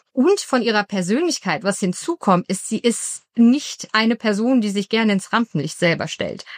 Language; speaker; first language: German; early bilingual, other home language; Romanian